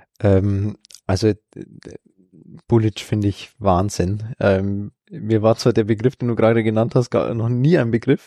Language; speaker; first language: German; native; German